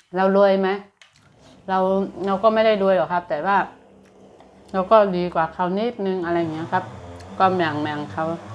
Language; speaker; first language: Thai; native; Thai